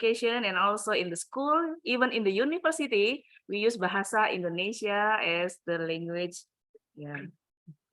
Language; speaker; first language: English; non-native, fluent; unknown